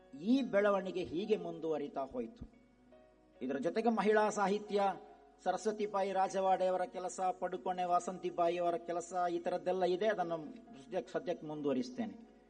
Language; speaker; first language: Kannada; non-native, local second language; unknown